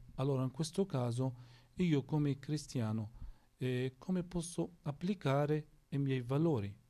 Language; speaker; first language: Italian; non-native, fluent; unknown